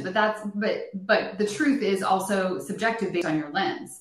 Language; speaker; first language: English; native; English